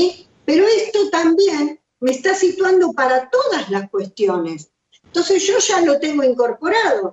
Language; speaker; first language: Spanish; native; Spanish